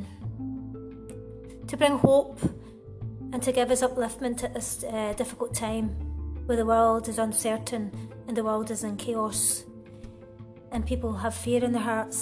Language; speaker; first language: English; native; English